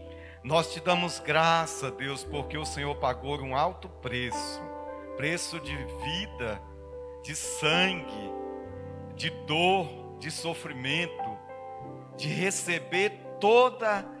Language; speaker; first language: Portuguese; native; Portuguese